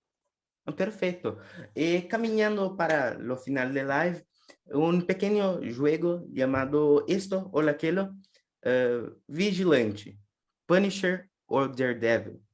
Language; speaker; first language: Spanish; non-native, learner; Portuguese